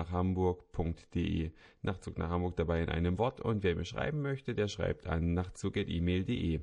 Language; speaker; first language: German; native; German